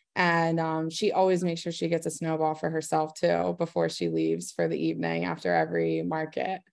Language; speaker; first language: English; native; English